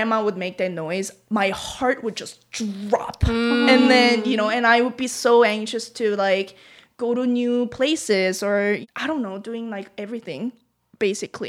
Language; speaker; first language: English; non-native, fluent; Korean